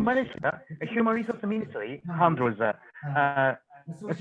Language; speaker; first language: English; non-native, learner; Japanese